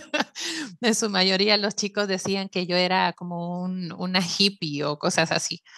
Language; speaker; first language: Spanish; native; Spanish